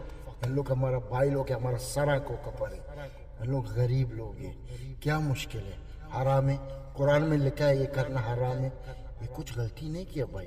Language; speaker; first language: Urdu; non-native, learner; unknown